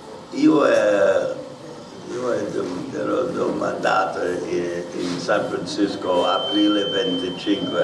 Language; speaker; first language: Italian; non-native, learner; English